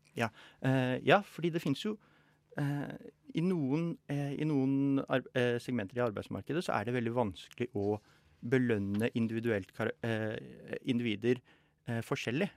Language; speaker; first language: Norwegian; native; Norwegian